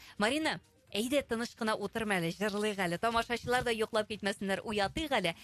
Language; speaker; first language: Tatar; native; Tatar